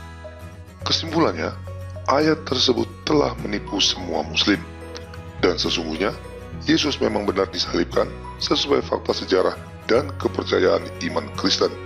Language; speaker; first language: Indonesian; native; Indonesian